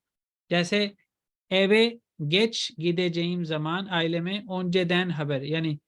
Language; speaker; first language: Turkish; non-native, fluent; Urdu